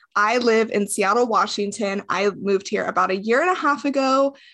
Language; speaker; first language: English; native; English